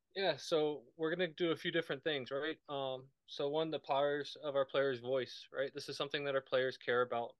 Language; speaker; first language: Spanish; non-native, learner; English